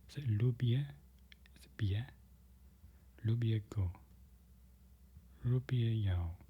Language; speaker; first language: Polish; non-native, learner; English